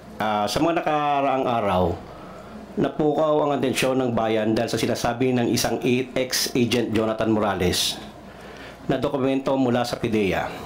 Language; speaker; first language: Filipino; non-native, local second language; Cebuano